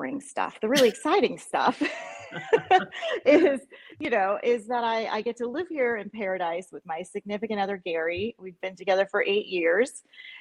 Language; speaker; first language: English; native; English